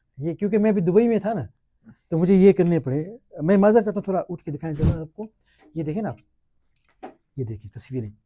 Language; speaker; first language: Urdu; non-native, local second language; Sindhi